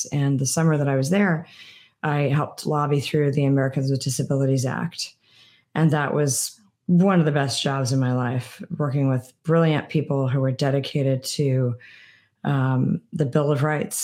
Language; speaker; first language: English; native; English